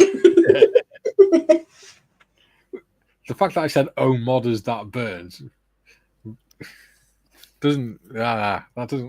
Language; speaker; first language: English; native; English